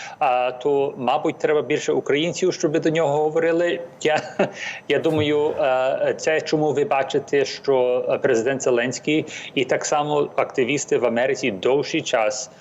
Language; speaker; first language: Ukrainian; early bilingual, heritage; English